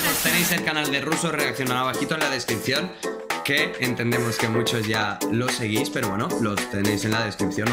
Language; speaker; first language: Spanish; native; Spanish